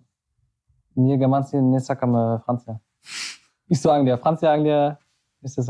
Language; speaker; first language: Macedonian; early bilingual, heritage; German